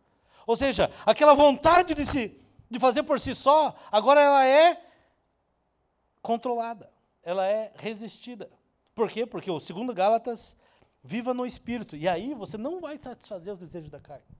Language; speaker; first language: Portuguese; native; Portuguese